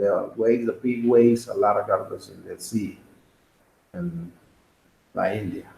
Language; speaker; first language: English; non-native, learner; Spanish